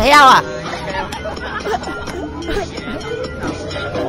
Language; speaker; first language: Vietnamese; native; Vietnamese